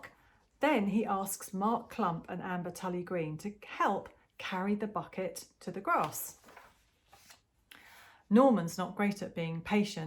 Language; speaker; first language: English; native; English